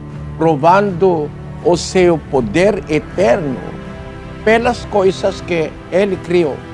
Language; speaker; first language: Portuguese; non-native, learner; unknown